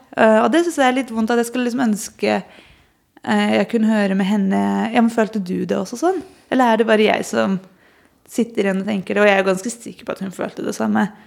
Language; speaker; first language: Norwegian; early bilingual, other home language; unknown